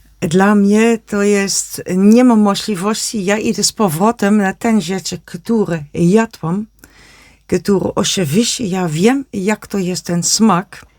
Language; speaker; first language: Polish; non-native, learner; Dutch